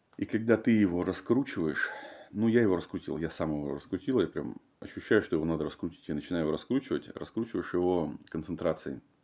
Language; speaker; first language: Russian; native; Russian